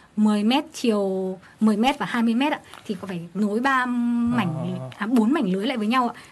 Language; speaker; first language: Vietnamese; native; Vietnamese